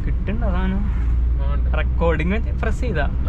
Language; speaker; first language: Malayalam; native; Malayalam